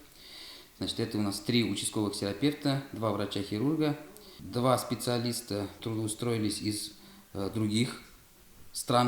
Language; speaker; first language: Russian; native; Russian